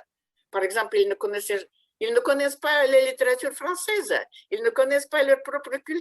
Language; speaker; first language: French; non-native, fluent; Russian